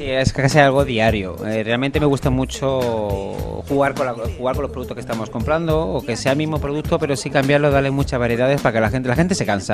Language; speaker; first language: Spanish; native; Spanish